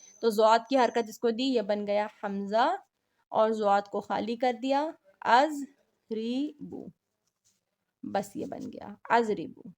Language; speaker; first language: Urdu; native; Urdu